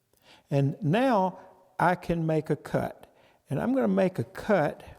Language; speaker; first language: English; native; English